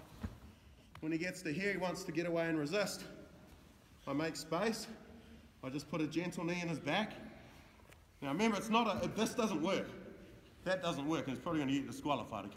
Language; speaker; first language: English; native; English